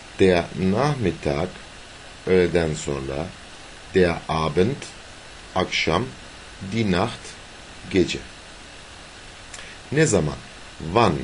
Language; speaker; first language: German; non-native, fluent; Turkish